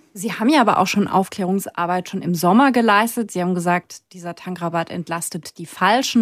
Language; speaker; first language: German; native; German